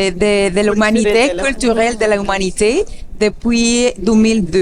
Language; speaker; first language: French; non-native, fluent; Spanish